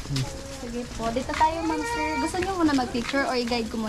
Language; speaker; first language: Filipino; native; Filipino